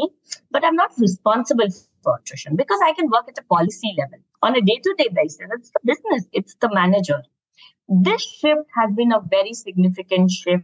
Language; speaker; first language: English; non-native, local second language; Hindi